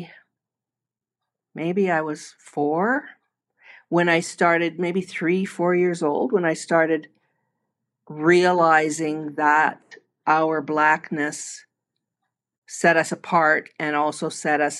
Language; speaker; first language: English; native; English